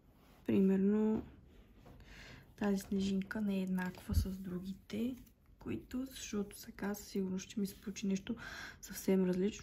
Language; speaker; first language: Bulgarian; native; Bulgarian